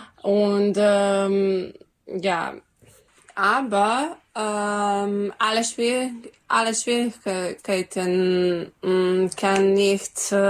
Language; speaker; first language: German; non-native, learner; Serbian